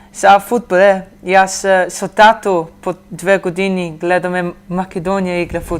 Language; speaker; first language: Macedonian; early bilingual, heritage; Macedonian